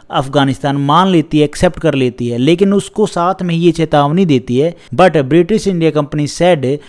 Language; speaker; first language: Hindi; native; Hindi